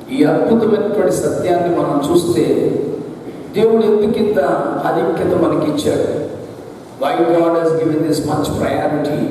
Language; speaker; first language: Telugu; non-native, local second language; Malayalam